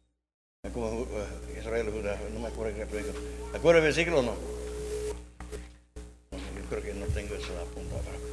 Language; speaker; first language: Spanish; non-native, learner; English